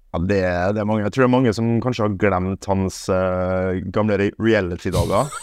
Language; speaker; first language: Norwegian; early bilingual, other home language; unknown